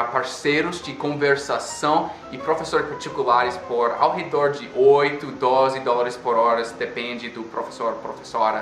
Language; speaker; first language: Portuguese; non-native, fluent; English